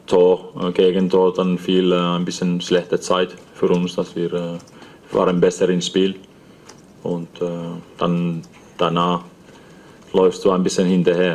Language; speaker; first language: German; non-native, fluent; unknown